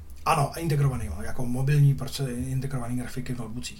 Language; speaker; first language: Czech; native; Czech